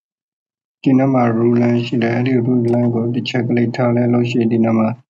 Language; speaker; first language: Burmese; native; Burmese